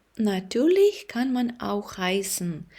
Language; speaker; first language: German; non-native, fluent; Ukrainian